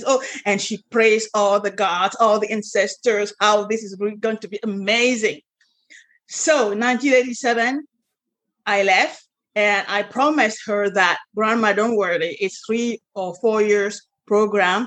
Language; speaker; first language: English; non-native, local second language; French